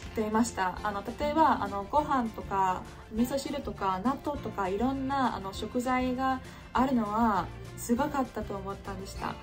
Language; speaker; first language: Japanese; non-native, fluent; English